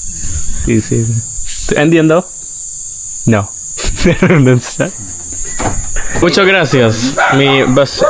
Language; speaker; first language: Spanish; non-native, learner; Malayalam